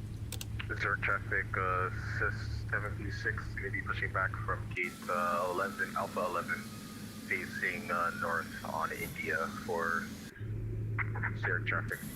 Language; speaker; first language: English; native; English